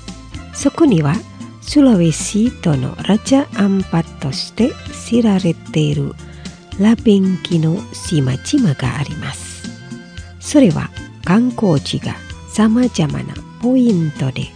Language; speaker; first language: Japanese; non-native, fluent; Indonesian